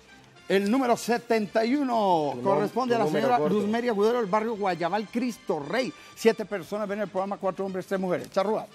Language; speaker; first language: Spanish; native; Spanish